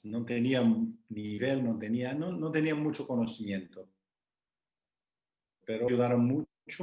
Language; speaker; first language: Spanish; non-native, fluent; Portuguese